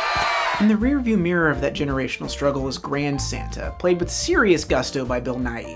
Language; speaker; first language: English; native; English